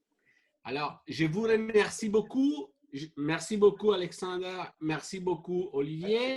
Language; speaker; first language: French; non-native, fluent; Italian